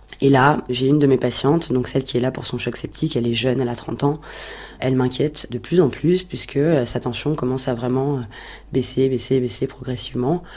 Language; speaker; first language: French; native; French